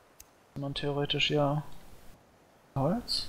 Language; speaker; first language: German; native; German